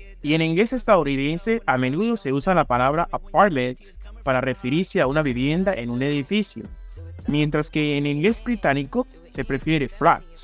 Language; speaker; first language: Spanish; native; Spanish